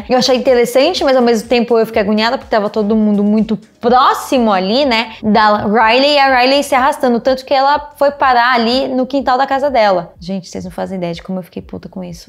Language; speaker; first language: Portuguese; native; Portuguese